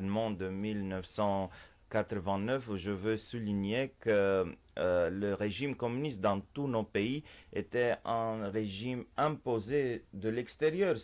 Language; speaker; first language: French; non-native, fluent; Romanian